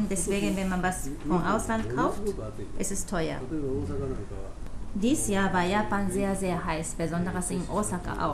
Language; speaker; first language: German; non-native, fluent; Japanese